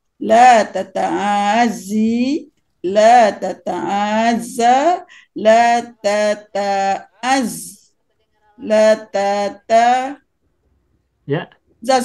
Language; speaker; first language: Arabic; non-native, learner; Malay